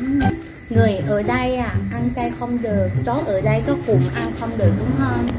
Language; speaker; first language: Vietnamese; non-native, learner; Thai